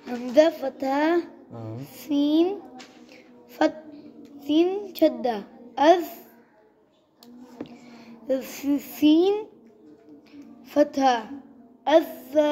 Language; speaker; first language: Arabic; non-native, learner; Urdu